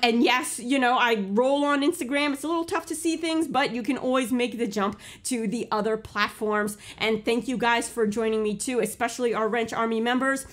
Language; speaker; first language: English; early bilingual, other home language; Portuguese